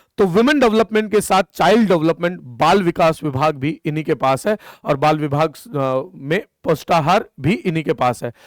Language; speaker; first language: Hindi; native; Hindi